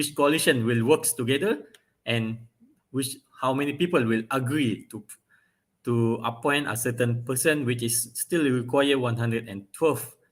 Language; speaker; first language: English; non-native, local second language; Malay